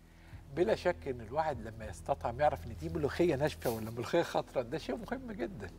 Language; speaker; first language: Arabic; native; Arabic